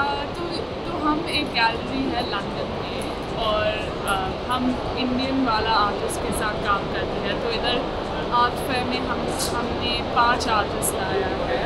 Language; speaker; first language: Hindi; non-native, learner; English